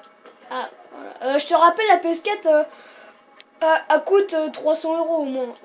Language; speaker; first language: French; native; French